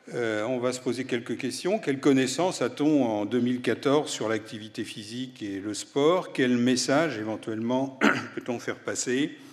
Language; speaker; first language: French; native; French